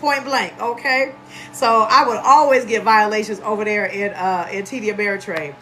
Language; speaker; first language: English; native; English